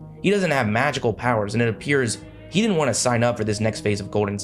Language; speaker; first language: English; native; English